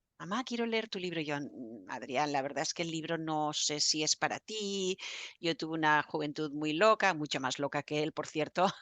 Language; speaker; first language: Spanish; native; Spanish